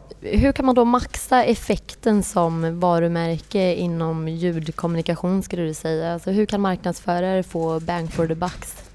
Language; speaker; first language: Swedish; native; Swedish